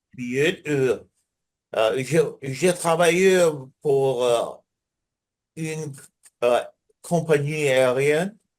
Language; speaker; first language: French; non-native, learner; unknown